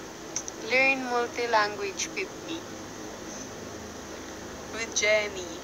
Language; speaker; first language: English; non-native, local second language; Filipino